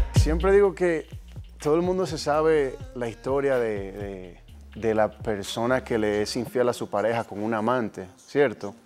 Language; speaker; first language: Spanish; early bilingual, heritage; Spanish